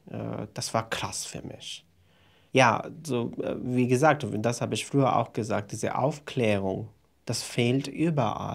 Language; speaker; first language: German; non-native, fluent; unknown